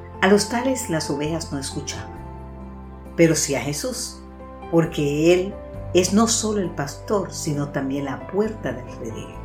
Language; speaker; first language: Spanish; native; Spanish